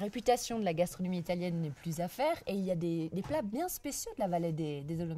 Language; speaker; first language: French; native; French